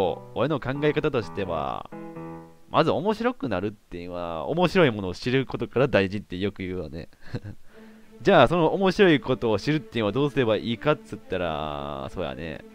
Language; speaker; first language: Japanese; native; Japanese